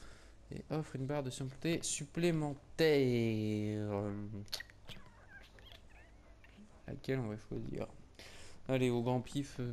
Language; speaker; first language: French; native; French